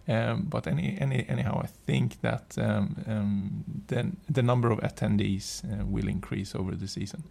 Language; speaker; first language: English; non-native, fluent; Swedish